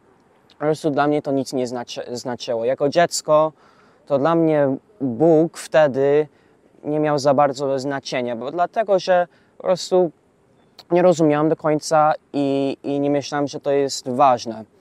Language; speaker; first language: Polish; early bilingual, heritage; English